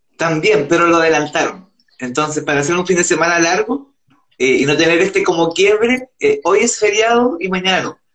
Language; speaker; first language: Spanish; native; Spanish